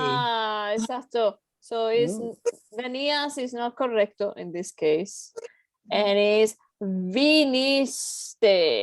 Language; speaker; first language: English; non-native, fluent; Spanish